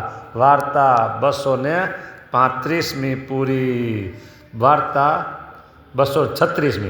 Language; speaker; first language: Gujarati; native; Gujarati